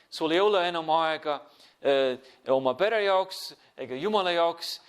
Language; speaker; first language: Estonian; non-native, fluent; English